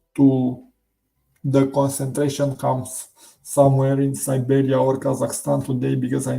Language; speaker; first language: English; non-native, learner; Romanian